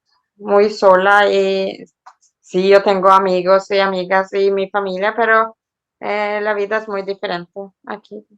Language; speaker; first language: Spanish; early bilingual, heritage; Norwegian